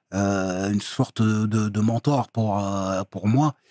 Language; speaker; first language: French; native; French